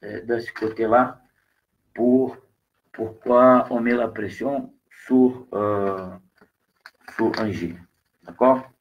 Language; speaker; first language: French; non-native, learner; Portuguese